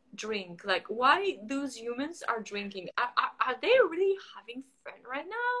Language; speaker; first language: English; non-native, fluent; French